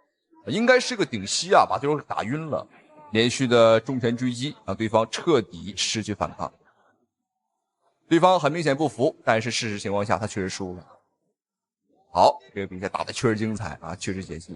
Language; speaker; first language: Chinese; native; Chinese